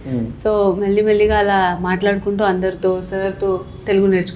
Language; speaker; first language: Telugu; non-native, local second language; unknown